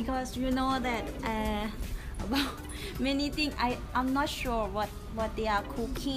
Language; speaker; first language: English; non-native, learner; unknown